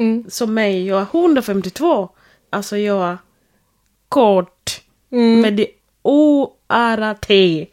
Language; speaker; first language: Swedish; non-native, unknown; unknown